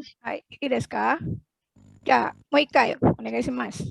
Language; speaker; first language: Japanese; non-native, fluent; Indonesian